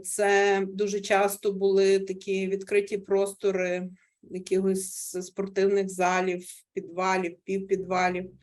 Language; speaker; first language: Ukrainian; native; Ukrainian